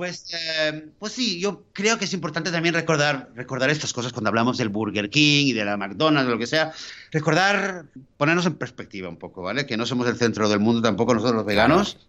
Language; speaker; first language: Spanish; native; Spanish